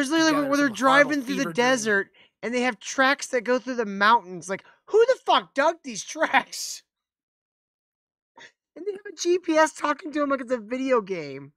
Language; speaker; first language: English; native; English